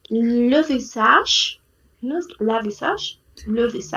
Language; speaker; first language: French; non-native, learner; Spanish